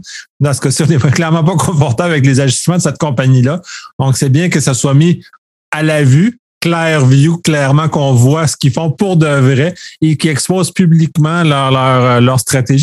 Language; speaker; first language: French; native; French